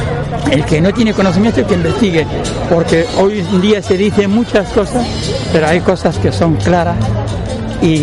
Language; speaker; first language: Spanish; non-native, local second language; Arabic